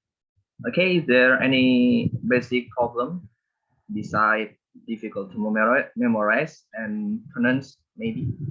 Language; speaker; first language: English; non-native, learner; Indonesian